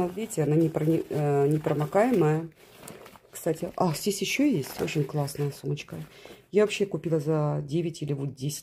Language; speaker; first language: Russian; native; Russian